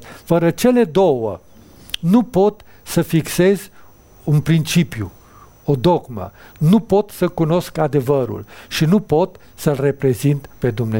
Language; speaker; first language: Romanian; native; Romanian